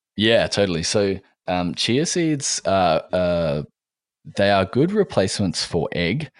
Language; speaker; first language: English; native; English